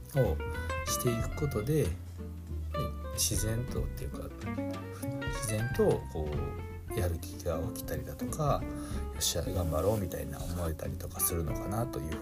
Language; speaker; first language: Japanese; native; Japanese